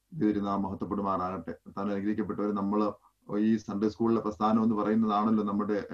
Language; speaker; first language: Malayalam; native; Malayalam